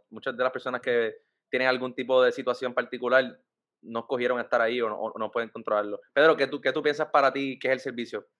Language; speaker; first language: Spanish; native; Spanish